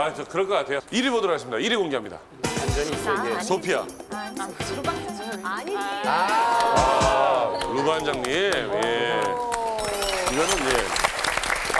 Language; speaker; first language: Korean; native; Korean